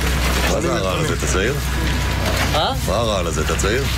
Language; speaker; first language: Hebrew; native; Hebrew